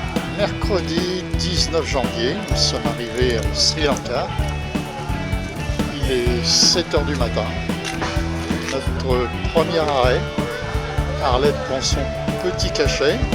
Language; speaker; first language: French; native; French